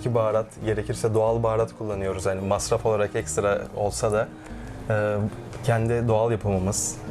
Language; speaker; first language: Turkish; native; Turkish